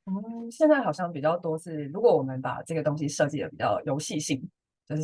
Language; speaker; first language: Chinese; native; Chinese